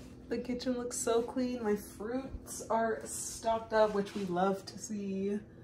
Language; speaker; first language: English; early bilingual, other home language; Spanish